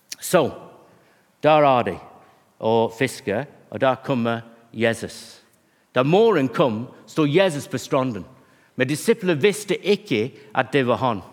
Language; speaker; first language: Norwegian; non-native, fluent; English